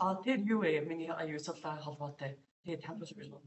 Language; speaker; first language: Mongolian; non-native, learner; English